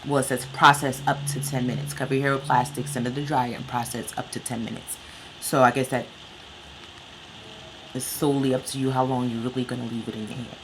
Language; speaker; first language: English; native; English